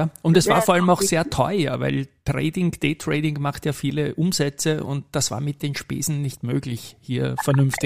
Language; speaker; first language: German; native; German